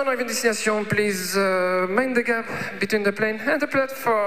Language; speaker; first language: French; early bilingual, other home language; Arabic